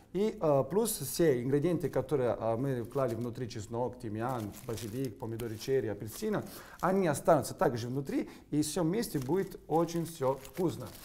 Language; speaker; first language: Russian; non-native, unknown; Italian